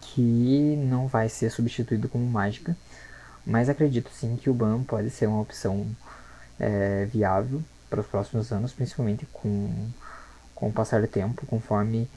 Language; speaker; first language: Portuguese; native; Portuguese